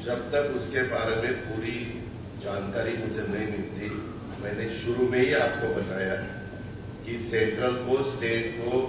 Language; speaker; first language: Hindi; non-native, local second language; Marathi